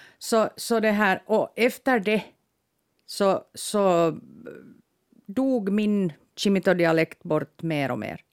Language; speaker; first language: Swedish; native; Swedish